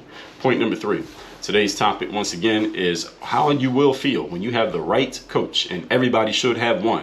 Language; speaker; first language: English; native; English